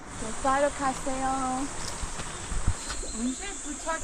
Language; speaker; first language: Korean; non-native, learner; English